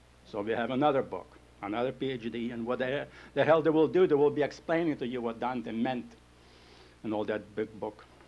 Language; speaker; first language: English; non-native, fluent; Lithuanian